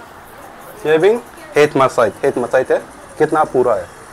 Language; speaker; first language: Hindi; non-native, learner; Arabic